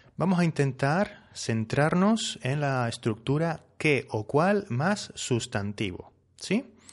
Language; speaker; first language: Spanish; native; Spanish